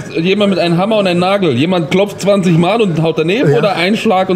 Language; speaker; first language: German; native; German